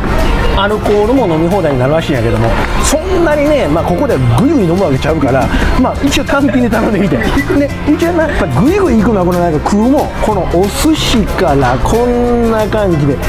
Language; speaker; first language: Japanese; native; Japanese